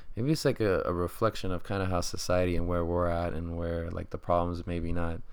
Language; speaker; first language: English; early bilingual, other home language; Spanish